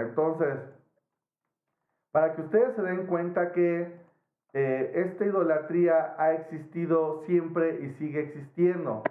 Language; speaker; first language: Spanish; native; Spanish